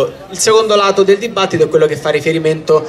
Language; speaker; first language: Italian; native; Italian